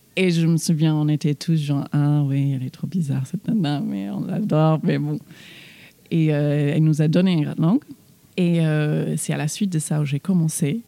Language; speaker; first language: French; non-native, fluent; English